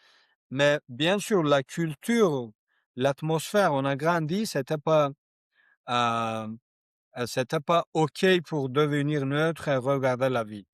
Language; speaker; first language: French; non-native, learner; Kurdish